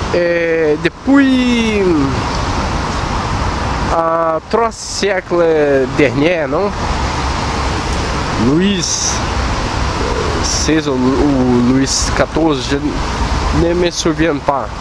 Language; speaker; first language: French; non-native, learner; Portuguese